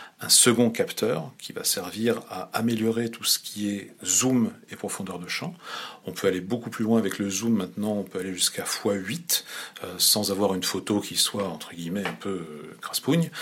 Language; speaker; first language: French; native; French